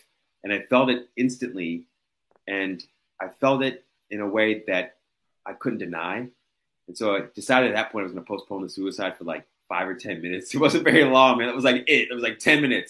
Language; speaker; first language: English; native; English